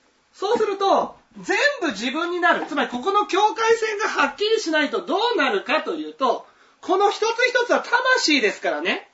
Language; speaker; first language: Japanese; native; Japanese